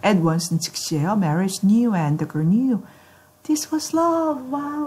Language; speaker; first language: English; non-native, fluent; Korean